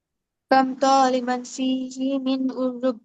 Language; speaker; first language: Arabic; non-native, learner; Bangla